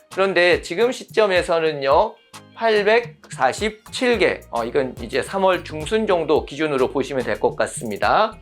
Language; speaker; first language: Korean; native; Korean